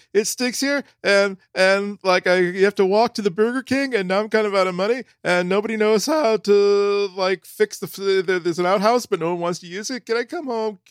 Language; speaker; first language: English; native; English